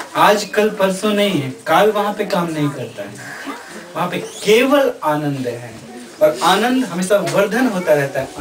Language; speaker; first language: Hindi; native; Hindi